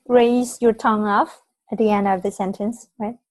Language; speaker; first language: English; non-native, fluent; Vietnamese